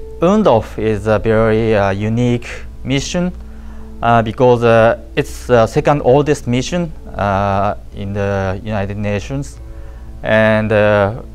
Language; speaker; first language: English; non-native, learner; Japanese